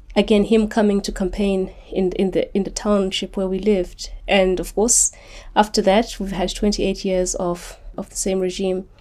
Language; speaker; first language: English; non-native, local second language; Shona